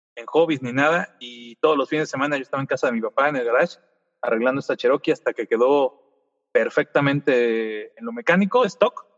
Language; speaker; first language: Spanish; native; Spanish